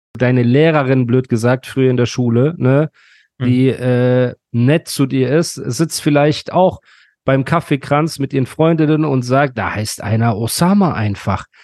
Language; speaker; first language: German; early bilingual, other home language; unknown